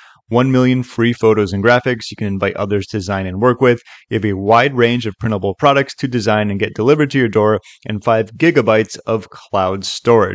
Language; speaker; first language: English; native; English